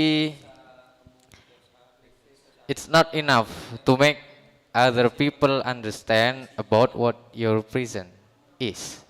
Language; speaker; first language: English; non-native, learner; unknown